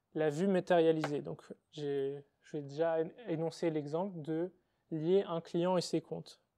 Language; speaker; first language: French; native; French